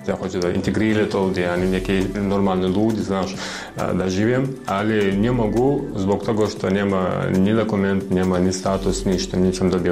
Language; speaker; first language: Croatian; non-native, learner; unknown